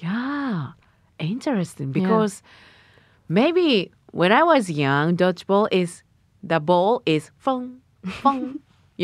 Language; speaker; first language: English; non-native, learner; Japanese